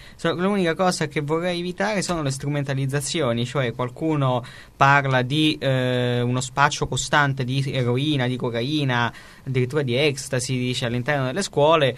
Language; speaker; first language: Italian; native; Italian